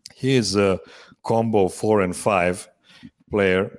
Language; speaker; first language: English; non-native, fluent; Serbian